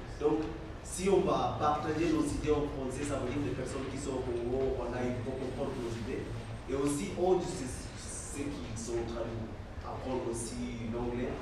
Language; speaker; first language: French; non-native, learner; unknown